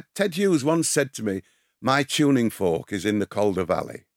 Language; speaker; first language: English; native; English